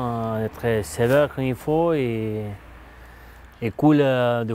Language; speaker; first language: French; non-native, fluent; Spanish